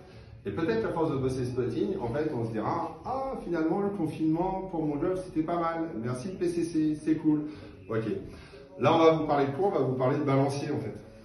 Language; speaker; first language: French; native; French